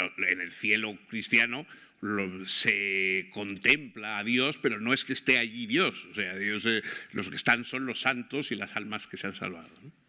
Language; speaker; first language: Spanish; native; Spanish